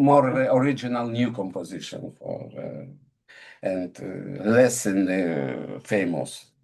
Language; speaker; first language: English; non-native, learner; Russian